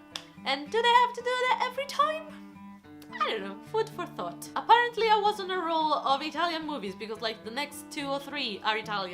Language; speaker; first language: English; non-native, fluent; Italian